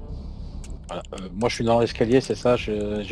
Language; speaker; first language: French; native; French